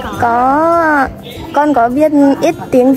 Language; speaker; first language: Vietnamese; non-native, learner; Indonesian